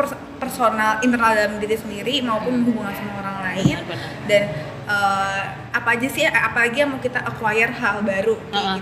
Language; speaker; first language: Indonesian; native; Indonesian